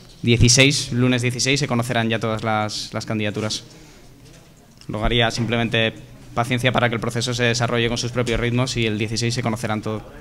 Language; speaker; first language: Spanish; native; Spanish